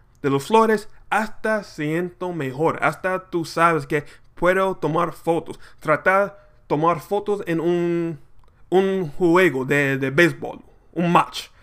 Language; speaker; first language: Spanish; non-native, learner; English